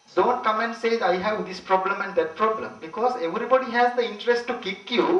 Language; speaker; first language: English; non-native, local second language; Sinhala